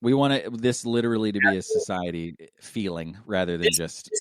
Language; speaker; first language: English; native; English